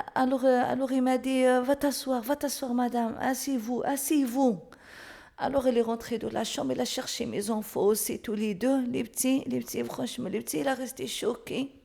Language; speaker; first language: French; non-native, learner; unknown